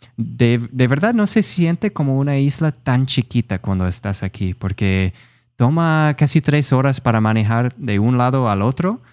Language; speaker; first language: Spanish; non-native, fluent; English